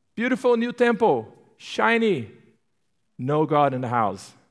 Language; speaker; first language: English; non-native, fluent; Portuguese